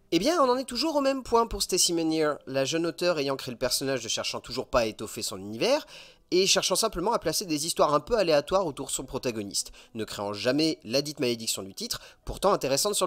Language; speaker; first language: French; native; French